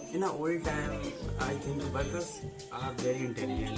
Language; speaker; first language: English; non-native, learner; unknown